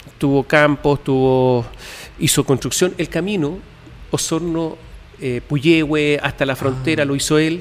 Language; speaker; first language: Spanish; native; Spanish